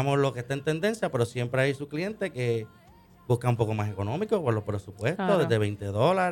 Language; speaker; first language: Spanish; native; Spanish